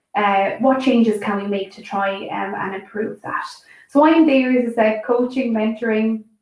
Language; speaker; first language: English; native; English